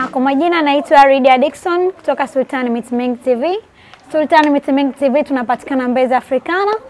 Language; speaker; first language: Swahili; native; Swahili